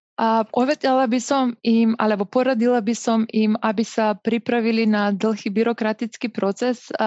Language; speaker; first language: Slovak; non-native, fluent; Macedonian